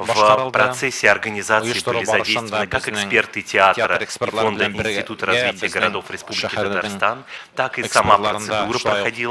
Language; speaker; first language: Russian; native; Russian